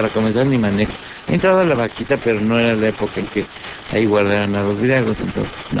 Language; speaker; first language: Spanish; native; Spanish